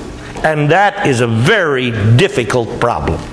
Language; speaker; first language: English; native; English